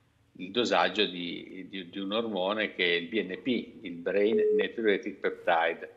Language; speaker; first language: Italian; native; Italian